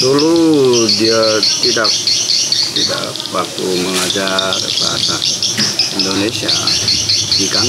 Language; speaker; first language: Indonesian; non-native, learner; Korean